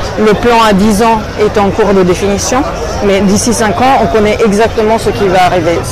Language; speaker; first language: French; non-native, fluent; Italian